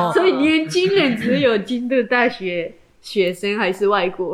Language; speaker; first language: Chinese; non-native, learner; Japanese